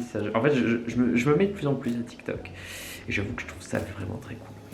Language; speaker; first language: French; native; French